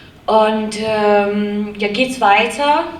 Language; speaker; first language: German; non-native, learner; Kurdish